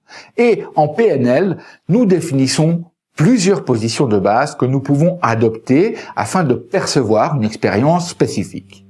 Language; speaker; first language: French; native; French